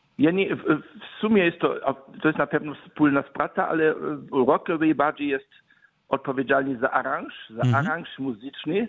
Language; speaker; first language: Polish; early bilingual, other home language; German